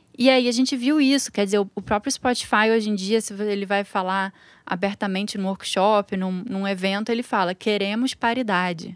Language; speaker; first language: Portuguese; native; Portuguese